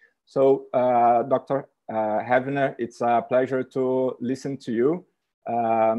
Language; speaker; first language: English; non-native, fluent; Portuguese